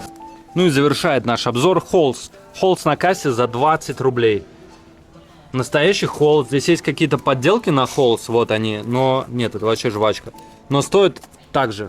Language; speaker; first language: Russian; native; Russian